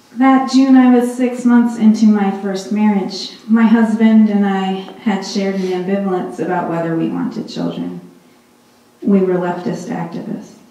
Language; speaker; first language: English; early bilingual, other home language; Hindi